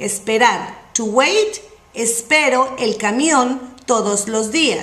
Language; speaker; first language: Spanish; non-native, fluent; English